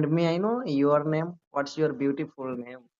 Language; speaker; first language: English; non-native, learner; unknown